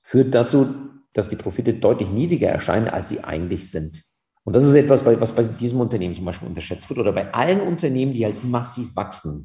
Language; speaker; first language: German; native; German